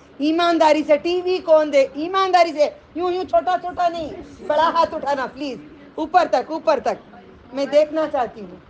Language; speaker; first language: Urdu; native; Urdu